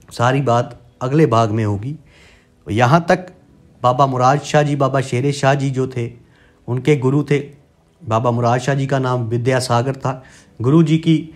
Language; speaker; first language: Hindi; non-native, local second language; Punjabi